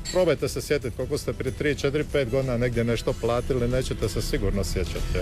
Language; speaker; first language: Croatian; native; Croatian